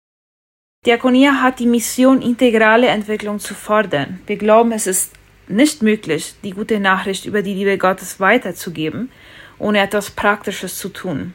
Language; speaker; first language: German; non-native, fluent; Spanish